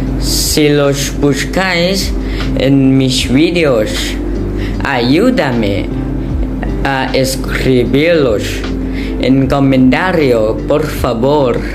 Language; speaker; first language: Spanish; non-native, learner; Thai